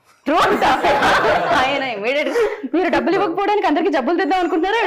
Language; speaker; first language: Telugu; native; Telugu